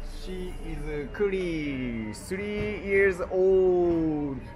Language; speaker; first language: English; non-native, learner; Japanese